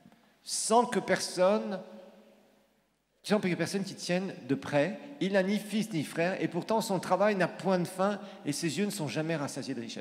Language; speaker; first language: French; native; French